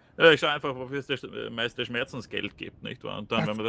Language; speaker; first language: German; native; German